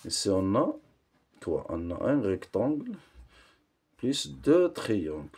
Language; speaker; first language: French; non-native, local second language; Arabic